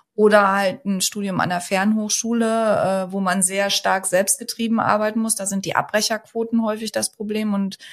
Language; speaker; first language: German; native; German